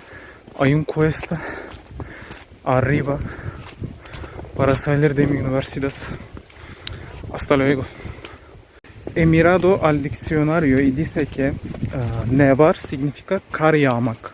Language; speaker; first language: Spanish; non-native, learner; Turkish